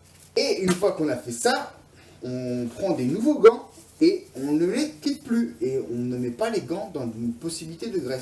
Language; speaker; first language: French; native; French